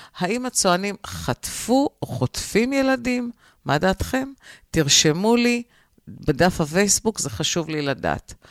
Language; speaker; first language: Hebrew; native; Hebrew